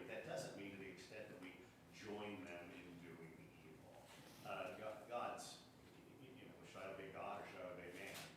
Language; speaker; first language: English; native; English